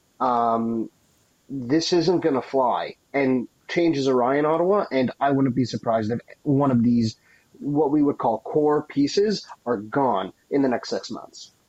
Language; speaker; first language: English; native; English